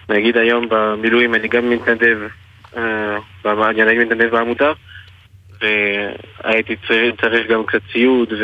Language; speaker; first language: Hebrew; non-native, fluent; French